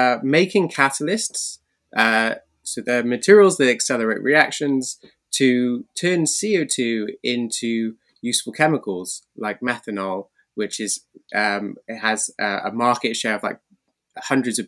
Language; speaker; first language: English; native; English